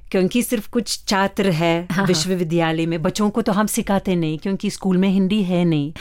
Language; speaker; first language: Hindi; non-native, fluent; Lithuanian